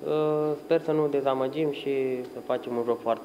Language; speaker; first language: Romanian; early bilingual, heritage; Romanian